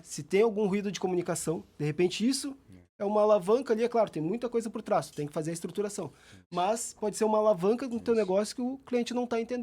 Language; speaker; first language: Portuguese; native; Portuguese